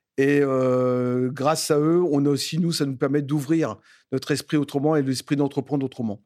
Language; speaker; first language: French; native; French